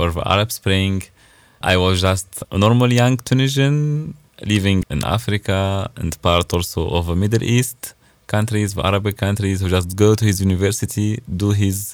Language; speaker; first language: English; non-native, fluent; Arabic